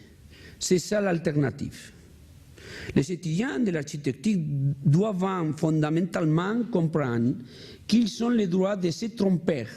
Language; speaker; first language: French; non-native, learner; Spanish